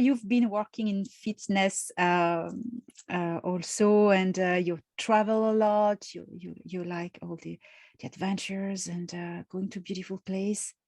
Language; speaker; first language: English; non-native, fluent; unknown